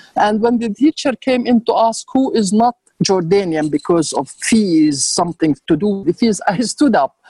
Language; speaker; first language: English; non-native, fluent; Arabic